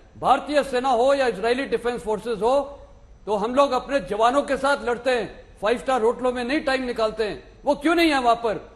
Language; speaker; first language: Hindi; native; Hindi